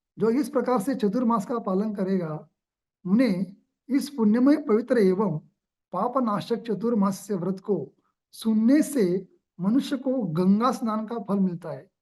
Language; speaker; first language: Hindi; non-native, local second language; Marathi